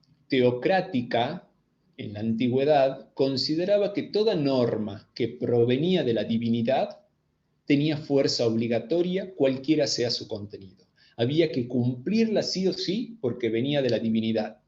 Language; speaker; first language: Spanish; native; Spanish